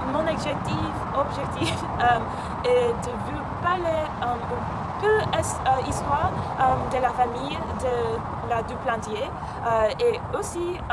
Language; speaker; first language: French; non-native, learner; English